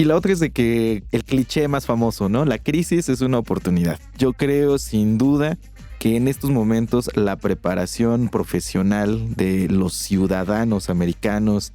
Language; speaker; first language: Spanish; native; Spanish